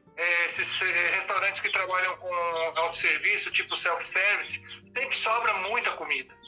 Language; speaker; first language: Portuguese; native; Portuguese